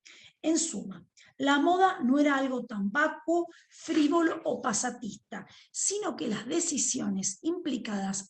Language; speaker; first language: Spanish; native; Spanish